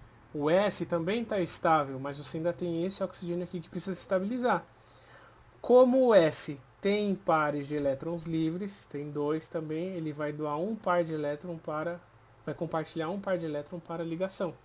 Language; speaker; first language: Portuguese; native; Portuguese